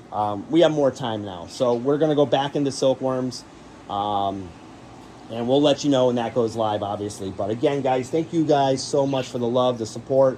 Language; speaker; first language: English; native; English